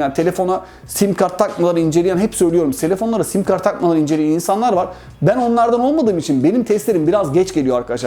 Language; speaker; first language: Turkish; native; Turkish